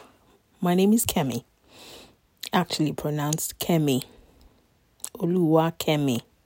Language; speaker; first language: English; non-native, local second language; Yoruba